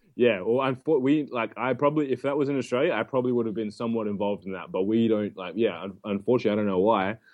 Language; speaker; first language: English; native; English